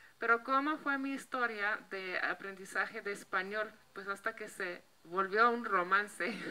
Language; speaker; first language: Spanish; non-native, fluent; Slovenian